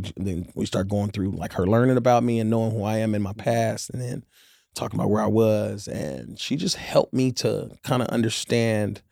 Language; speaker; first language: English; native; English